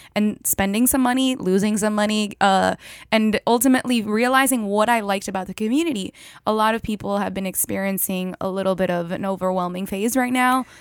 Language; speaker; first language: English; native; English